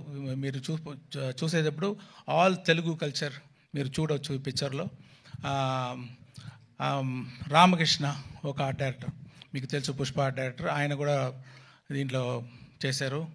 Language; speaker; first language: Telugu; non-native, local second language; Tamil